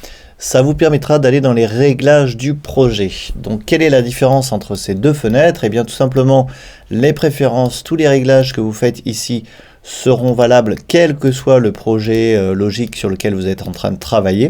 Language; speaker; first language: French; native; French